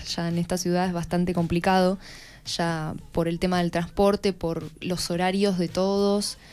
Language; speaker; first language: Spanish; native; Spanish